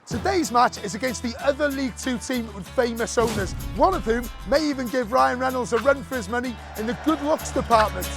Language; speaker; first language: English; native; English